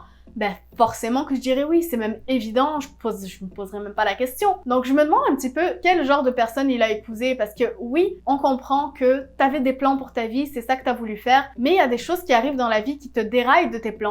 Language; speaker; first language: French; native; French